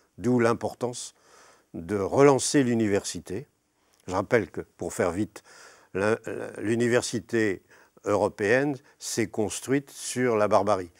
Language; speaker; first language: French; native; French